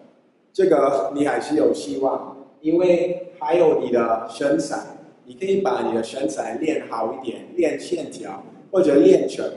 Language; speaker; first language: Chinese; non-native, fluent; English